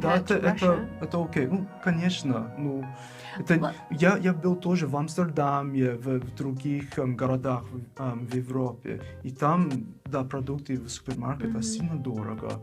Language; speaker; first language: Russian; non-native, fluent; English